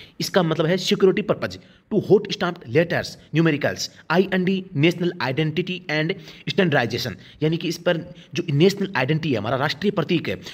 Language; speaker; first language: Hindi; native; Hindi